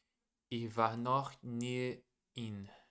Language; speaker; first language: German; non-native, learner; English